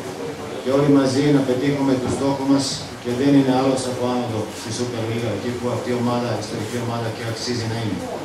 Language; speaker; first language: Greek; non-native, fluent; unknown